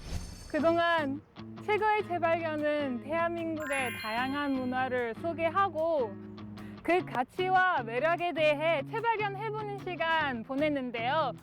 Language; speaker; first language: Korean; non-native, fluent; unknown